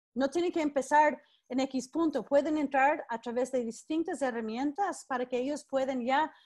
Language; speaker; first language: Spanish; non-native, fluent; English